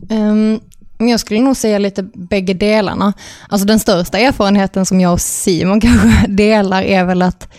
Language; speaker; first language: Swedish; native; Swedish